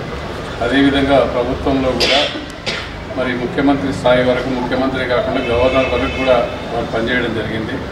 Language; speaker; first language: Telugu; native; Telugu